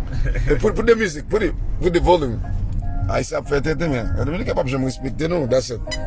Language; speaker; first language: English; non-native, learner; Haitian Creole